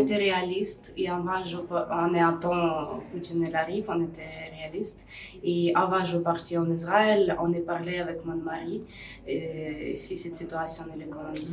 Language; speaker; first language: French; non-native, learner; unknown